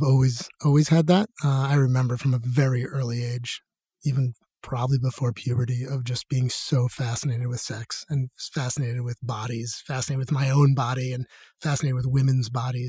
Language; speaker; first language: English; native; English